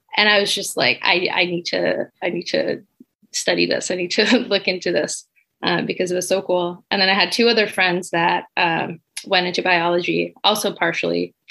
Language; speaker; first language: English; non-native, fluent; Portuguese